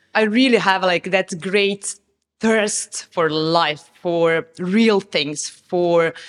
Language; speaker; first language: English; non-native, fluent; Serbian